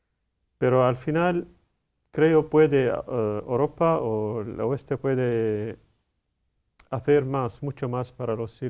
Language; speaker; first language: Spanish; non-native, learner; Arabic